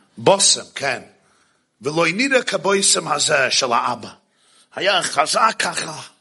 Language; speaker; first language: Hebrew; non-native, fluent; English